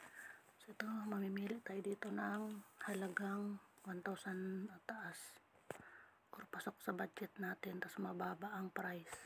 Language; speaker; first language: Filipino; native; Filipino